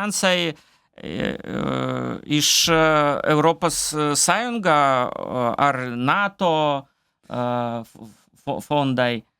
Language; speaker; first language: Lithuanian; non-native, learner; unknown